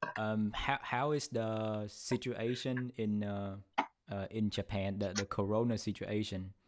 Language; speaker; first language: English; non-native, fluent; Vietnamese